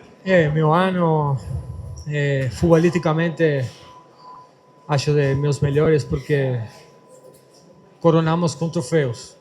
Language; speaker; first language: Portuguese; non-native, fluent; Spanish